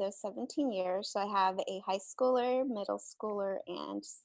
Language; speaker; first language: English; native; English